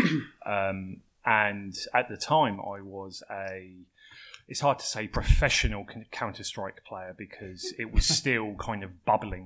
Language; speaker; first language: English; native; English